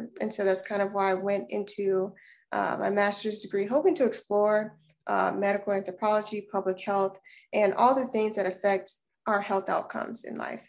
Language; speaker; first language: English; native; English